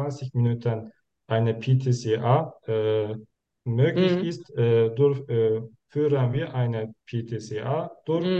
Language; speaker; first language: German; non-native, learner; Turkish